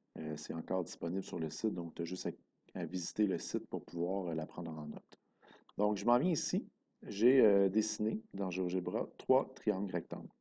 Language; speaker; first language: French; native; French